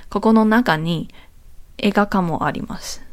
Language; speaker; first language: Japanese; non-native, learner; Chinese